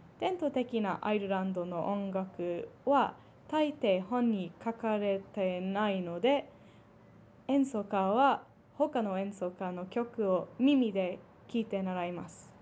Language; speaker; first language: Japanese; non-native, fluent; English